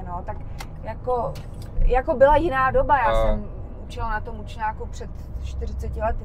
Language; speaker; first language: Czech; native; Czech